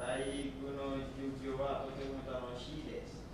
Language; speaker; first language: Japanese; non-native, learner; Indonesian